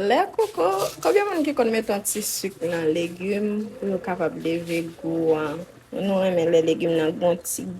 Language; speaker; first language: French; non-native, local second language; Haitian Creole